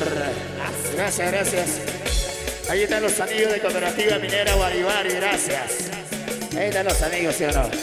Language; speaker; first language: Spanish; native; Spanish